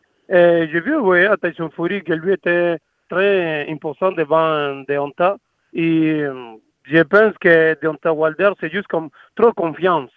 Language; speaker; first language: French; non-native, learner; Spanish